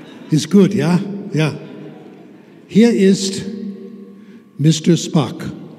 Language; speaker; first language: German; non-native, fluent; English